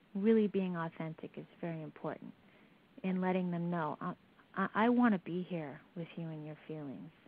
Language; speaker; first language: English; native; English